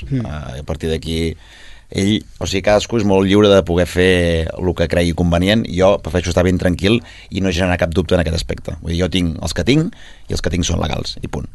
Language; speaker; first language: Catalan; native; Catalan